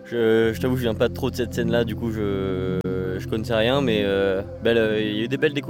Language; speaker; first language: French; native; French